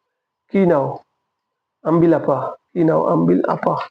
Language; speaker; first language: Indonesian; non-native, fluent; Bangla